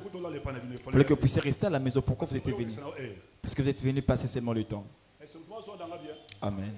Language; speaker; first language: French; non-native, local second language; Lingala